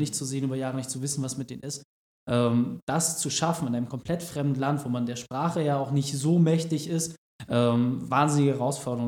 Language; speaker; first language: German; native; German